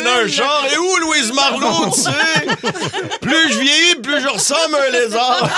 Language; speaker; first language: French; native; French